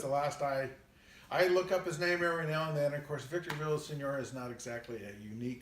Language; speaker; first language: English; native; English